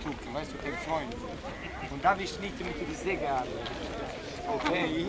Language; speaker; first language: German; non-native, learner; Italian